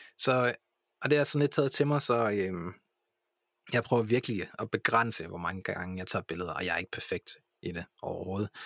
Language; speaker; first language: Danish; early bilingual, other home language; English